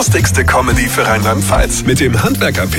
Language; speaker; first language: German; native; German